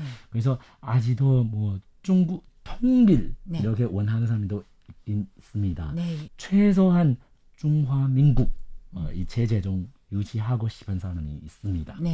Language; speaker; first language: Korean; non-native, fluent; Chinese